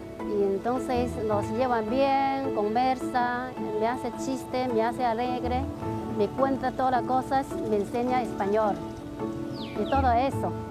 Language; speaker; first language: Spanish; non-native, learner; Cantonese